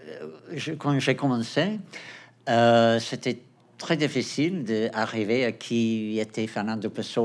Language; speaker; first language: French; non-native, fluent; Portuguese